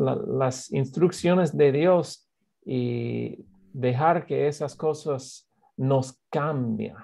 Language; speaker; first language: Spanish; non-native, fluent; English